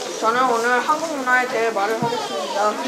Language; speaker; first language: Korean; early bilingual, heritage; Korean